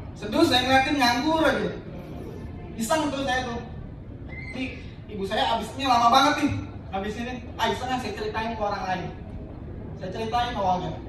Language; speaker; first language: Indonesian; native; Indonesian